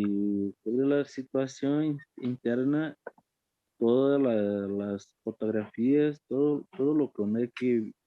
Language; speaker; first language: Spanish; non-native, fluent; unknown